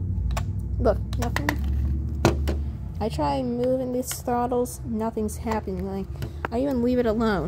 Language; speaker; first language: English; native; English